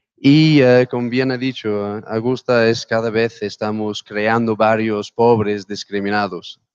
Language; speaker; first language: Spanish; non-native, fluent; English